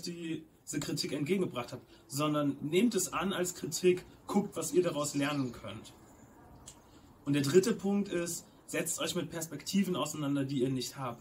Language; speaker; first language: German; native; German